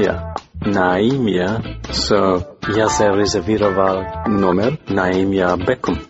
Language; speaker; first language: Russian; non-native, learner; English